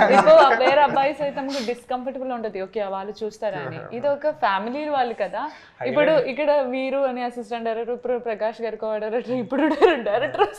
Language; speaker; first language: Telugu; non-native, learner; Malayalam